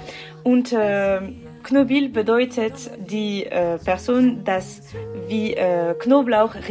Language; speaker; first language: German; non-native, learner; French